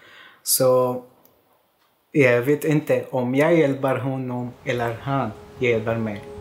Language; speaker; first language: Swedish; non-native, fluent; Arabic